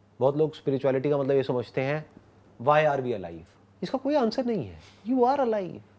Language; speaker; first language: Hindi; native; Hindi